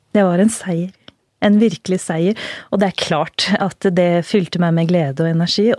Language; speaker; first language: Norwegian; early bilingual, other home language; Urdu